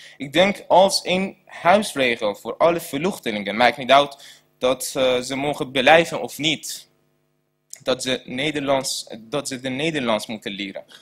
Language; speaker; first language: Dutch; non-native, learner; Persian